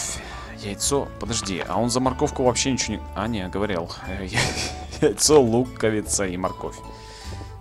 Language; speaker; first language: Russian; native; Russian